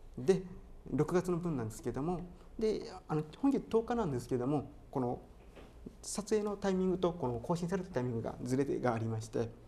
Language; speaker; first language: Japanese; native; Japanese